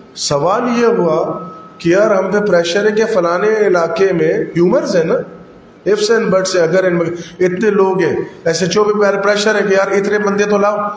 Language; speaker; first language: Urdu; non-native, local second language; Pashto